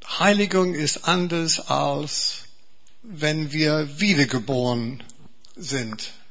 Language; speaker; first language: German; non-native, fluent; English